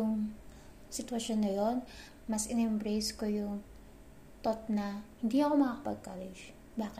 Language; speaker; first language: English; non-native, local second language; Filipino